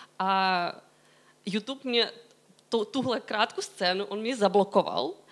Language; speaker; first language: Czech; non-native, fluent; Ukrainian